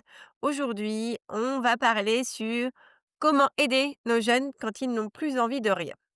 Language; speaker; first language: French; native; French